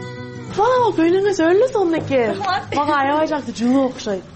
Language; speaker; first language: Kyrgyz; non-native, learner; English